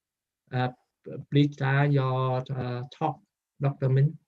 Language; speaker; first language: English; non-native, learner; Vietnamese